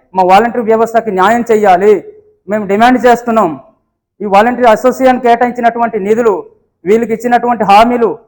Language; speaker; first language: Telugu; native; Telugu